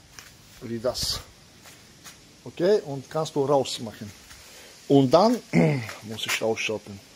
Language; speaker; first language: German; non-native, learner; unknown